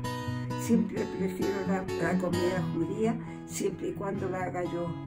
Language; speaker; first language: Spanish; early bilingual, other home language; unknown